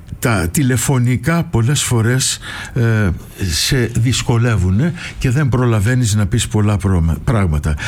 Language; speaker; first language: Greek; early bilingual, heritage; Greek